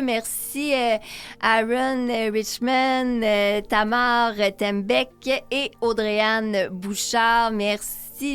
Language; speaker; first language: French; native; French